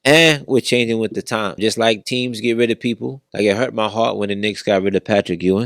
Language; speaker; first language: English; native; English